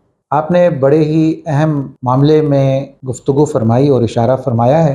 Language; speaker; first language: Urdu; native; Urdu